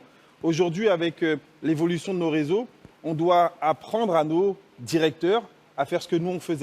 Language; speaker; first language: French; native; French